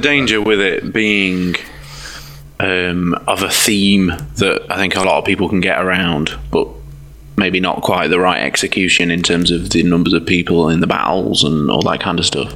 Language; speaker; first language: English; native; English